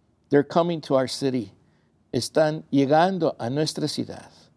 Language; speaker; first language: Spanish; early bilingual, heritage; Spanish